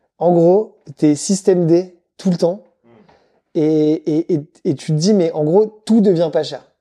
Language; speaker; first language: French; native; French